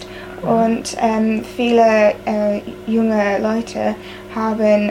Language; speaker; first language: German; non-native, learner; English